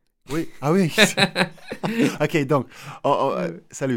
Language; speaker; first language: French; non-native, learner; English